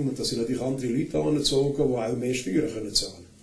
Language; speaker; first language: German; native; German